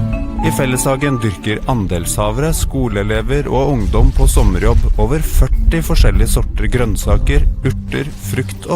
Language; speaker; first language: Norwegian; native; Norwegian